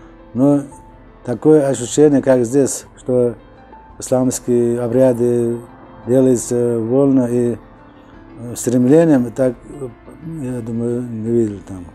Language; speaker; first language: Russian; non-native, local second language; Uzbek